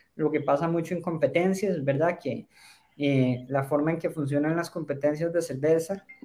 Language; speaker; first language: Spanish; native; Spanish